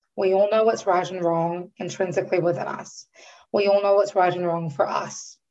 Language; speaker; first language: English; native; English